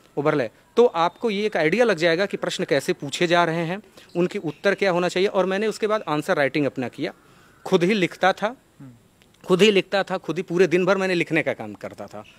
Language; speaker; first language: Hindi; native; Hindi